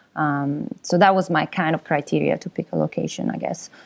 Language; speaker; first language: English; non-native, fluent; Italian